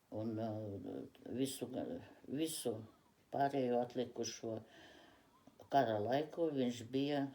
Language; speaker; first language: Latvian; early bilingual, other home language; Russian